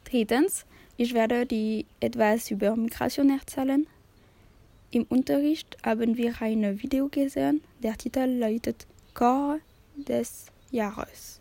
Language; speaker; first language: German; non-native, learner; French